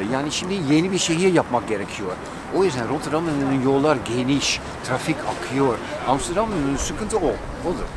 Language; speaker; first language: Turkish; non-native, fluent; Dutch